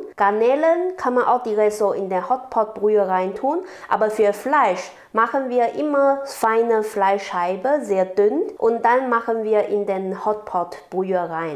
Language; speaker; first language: German; non-native, learner; Chinese